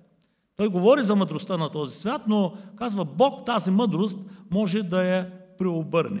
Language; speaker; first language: Bulgarian; native; Bulgarian